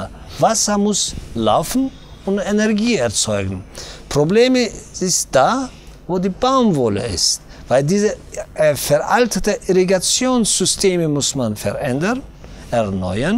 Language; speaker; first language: German; non-native, learner; Tajik